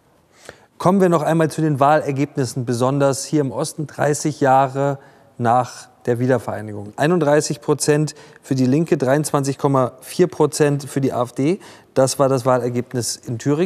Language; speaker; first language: German; native; German